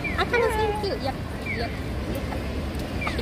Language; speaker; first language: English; non-native, learner; Japanese